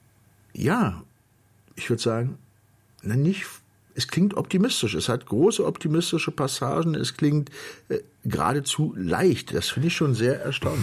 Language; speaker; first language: German; native; German